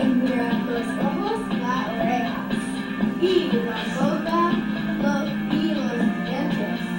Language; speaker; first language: Spanish; non-native, learner; English